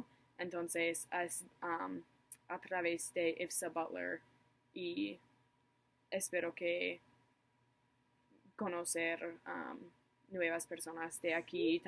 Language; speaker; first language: Spanish; non-native, learner; English